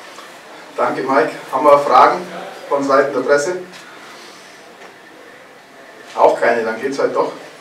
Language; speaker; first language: German; native; German